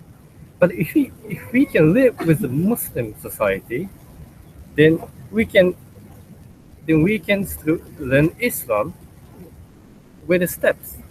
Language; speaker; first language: English; non-native, fluent; Japanese